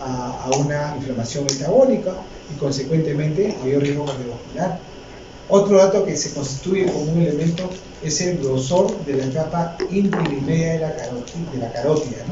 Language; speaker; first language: Spanish; native; Spanish